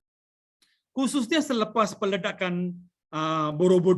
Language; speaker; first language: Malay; non-native, local second language; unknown